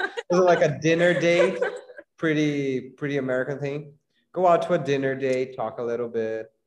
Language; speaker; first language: English; non-native, fluent; Portuguese